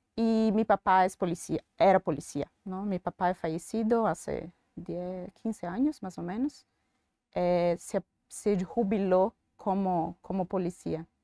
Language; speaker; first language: Spanish; non-native, fluent; Portuguese